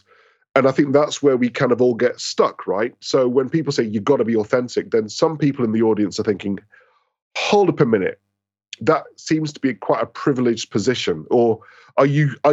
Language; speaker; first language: English; native; English